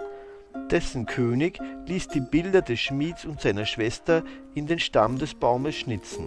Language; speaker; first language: German; native; German